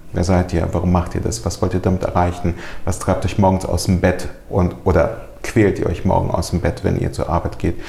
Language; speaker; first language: German; early bilingual, other home language; Russian